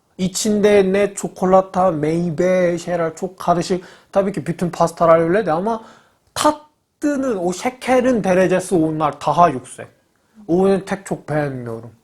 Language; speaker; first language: Turkish; non-native, learner; Korean